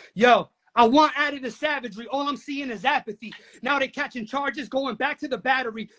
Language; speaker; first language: English; native; English